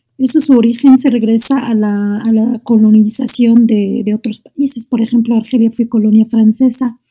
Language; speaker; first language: Spanish; non-native, fluent; Arabic